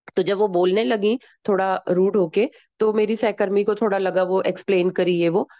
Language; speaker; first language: Hindi; native; Hindi